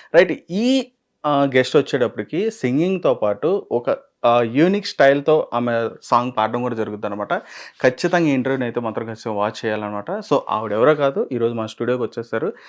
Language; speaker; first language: Telugu; native; Telugu